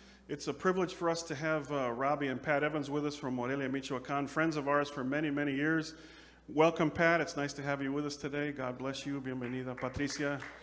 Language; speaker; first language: English; native; English